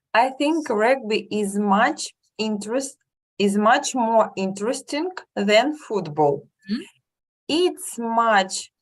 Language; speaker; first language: English; non-native, learner; Russian